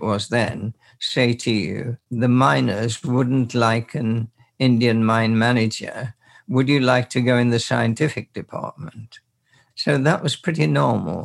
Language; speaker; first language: English; native; English